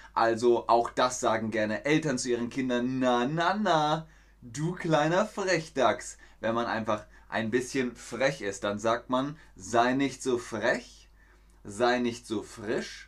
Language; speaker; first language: German; native; German